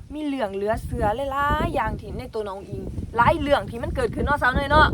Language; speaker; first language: Thai; non-native, local second language; Northeastern Thai